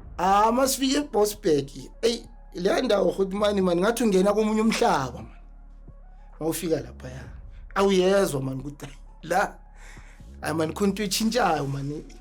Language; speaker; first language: Zulu; native; Zulu